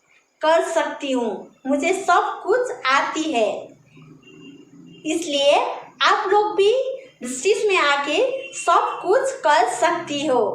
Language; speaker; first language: Hindi; non-native, local second language; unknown